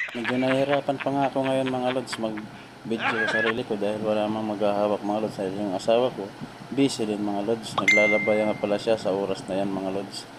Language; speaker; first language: Filipino; non-native, local second language; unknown